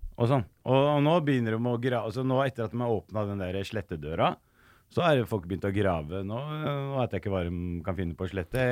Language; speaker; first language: Norwegian; early bilingual, other home language; Arabic